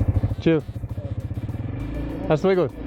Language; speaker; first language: Spanish; non-native, learner; English